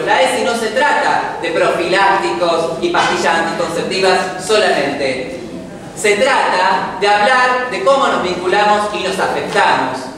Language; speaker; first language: Spanish; native; Spanish